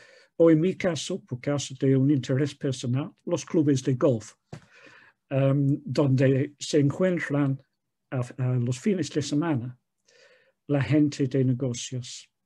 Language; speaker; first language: Spanish; non-native, fluent; English